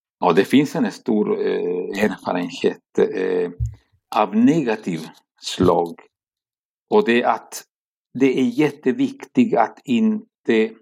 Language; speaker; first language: Swedish; non-native, fluent; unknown